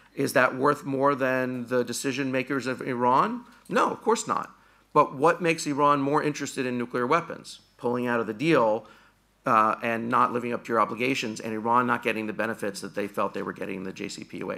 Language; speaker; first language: English; native; English